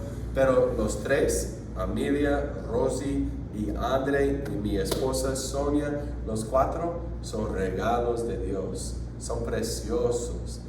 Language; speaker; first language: Spanish; non-native, fluent; English